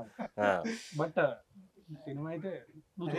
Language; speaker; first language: Telugu; native; Telugu